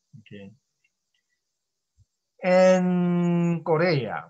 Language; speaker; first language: Spanish; non-native, learner; Korean